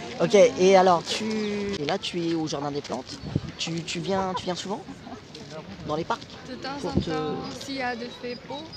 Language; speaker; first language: French; non-native, learner; Chinese